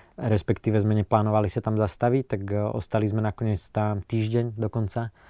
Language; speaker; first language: Slovak; native; Slovak